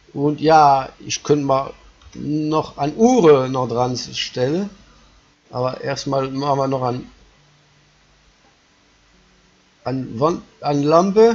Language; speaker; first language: German; non-native, fluent; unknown